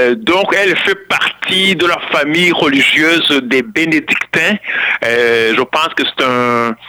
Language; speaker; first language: French; non-native, local second language; Kinyarwanda